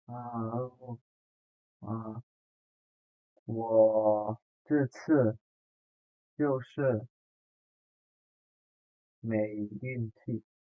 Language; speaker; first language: Chinese; non-native, fluent; Indonesian